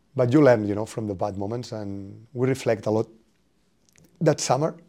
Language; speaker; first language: English; non-native, fluent; Spanish